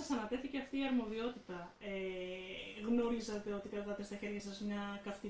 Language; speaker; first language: Greek; native; Greek